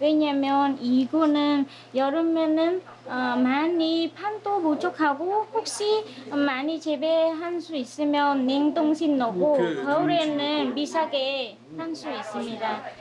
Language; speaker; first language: Korean; non-native, learner; Vietnamese